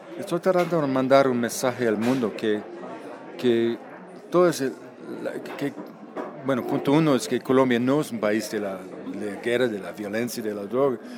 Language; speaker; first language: Spanish; non-native, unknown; English